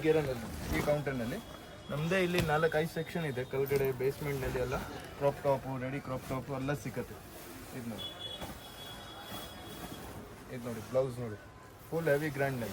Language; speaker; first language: Kannada; non-native, local second language; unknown